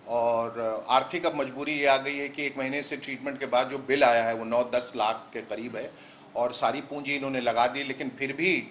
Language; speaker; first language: Hindi; native; Hindi